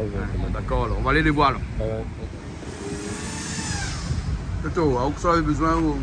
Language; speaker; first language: French; native; French